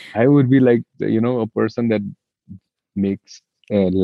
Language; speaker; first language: English; non-native, local second language; Hindi